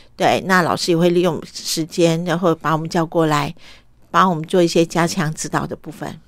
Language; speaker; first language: Chinese; early bilingual, other home language; Cantonese